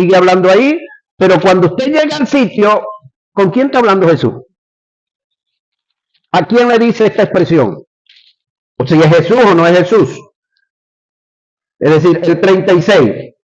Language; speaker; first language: Spanish; native; Spanish